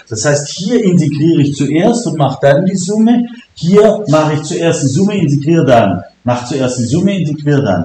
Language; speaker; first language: German; native; German